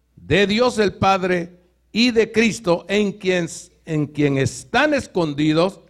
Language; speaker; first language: Spanish; native; Spanish